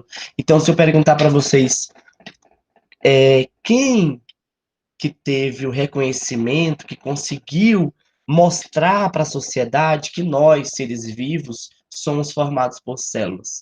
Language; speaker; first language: Portuguese; native; Portuguese